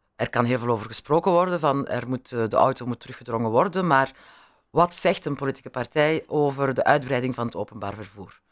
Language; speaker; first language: Dutch; native; Dutch